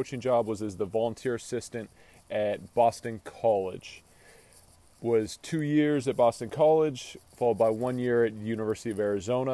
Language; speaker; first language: English; native; English